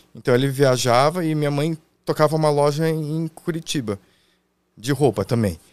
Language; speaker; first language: Portuguese; native; Portuguese